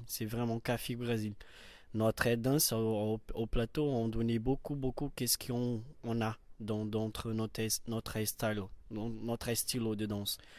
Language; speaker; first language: French; non-native, learner; Portuguese